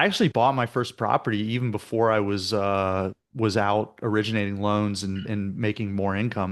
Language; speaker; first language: English; native; English